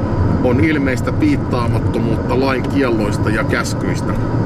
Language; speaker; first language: Finnish; native; Finnish